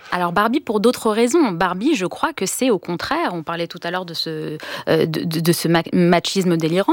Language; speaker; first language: French; native; French